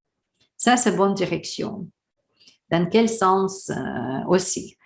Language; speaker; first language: French; non-native, learner; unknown